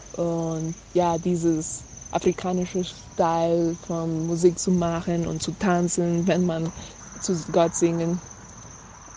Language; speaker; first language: German; non-native, learner; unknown